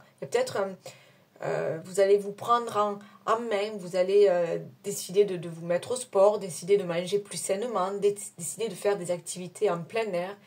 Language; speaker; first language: French; native; French